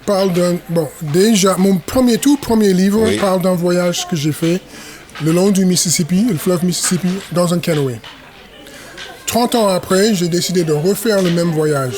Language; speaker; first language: French; non-native, fluent; English